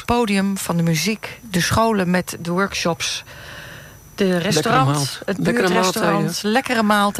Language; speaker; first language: Dutch; native; Dutch